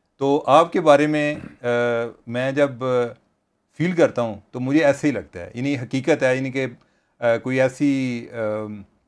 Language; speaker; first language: Urdu; non-native, local second language; Punjabi